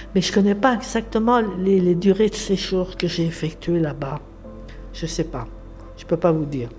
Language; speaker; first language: French; native; French